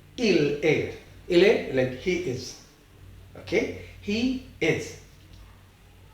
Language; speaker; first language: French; non-native, fluent; Hindi